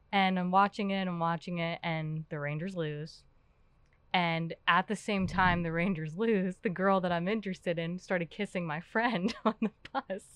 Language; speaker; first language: English; native; English